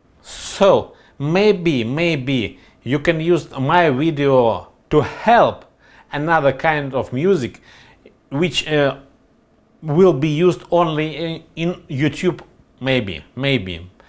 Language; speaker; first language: English; non-native, learner; Russian